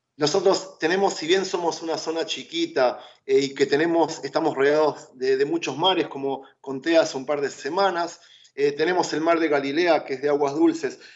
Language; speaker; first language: Spanish; native; Spanish